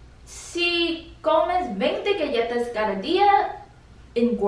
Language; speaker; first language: Spanish; non-native, learner; English